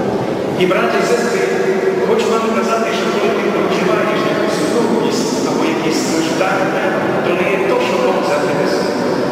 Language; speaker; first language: Ukrainian; non-native, local second language; Rusyn